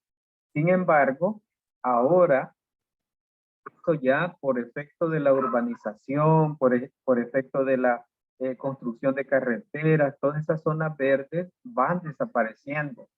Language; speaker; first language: Spanish; native; Spanish